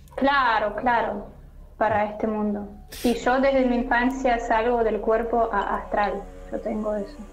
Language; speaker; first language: Spanish; non-native, learner; Russian